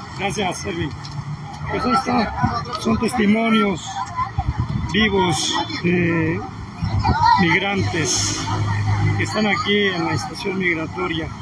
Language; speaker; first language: Spanish; native; Spanish